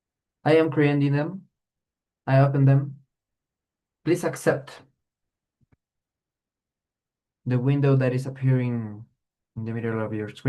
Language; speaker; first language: English; non-native, fluent; Spanish